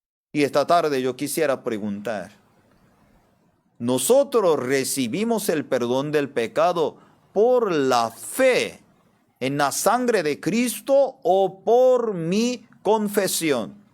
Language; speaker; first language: Spanish; non-native, fluent; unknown